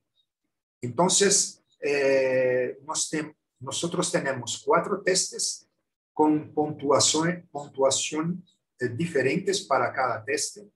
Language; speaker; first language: Spanish; non-native, learner; Portuguese